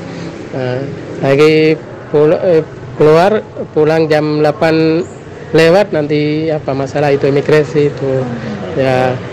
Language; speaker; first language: Indonesian; non-native, learner; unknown